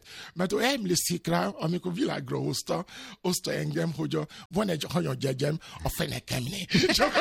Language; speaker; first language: Hungarian; non-native, learner; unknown